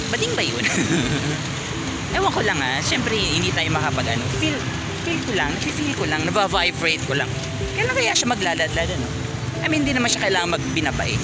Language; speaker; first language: Filipino; non-native, local second language; Waray